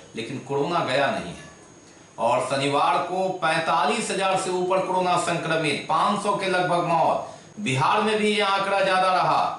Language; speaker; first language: Hindi; native; Hindi